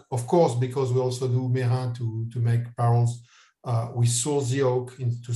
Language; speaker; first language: English; non-native, fluent; French